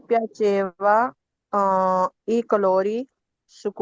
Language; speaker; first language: Italian; non-native, learner; Urdu